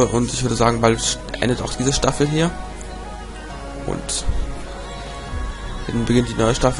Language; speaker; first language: German; native; German